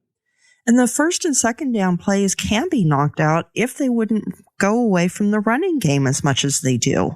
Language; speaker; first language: English; native; English